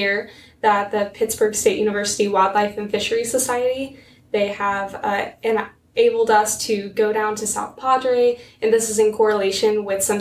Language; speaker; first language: English; native; English